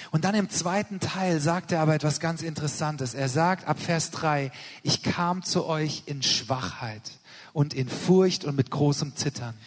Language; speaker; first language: German; native; German